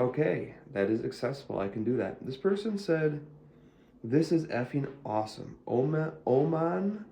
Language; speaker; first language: English; native; English